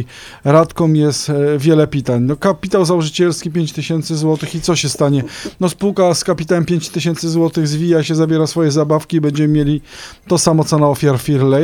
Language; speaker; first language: Polish; native; Polish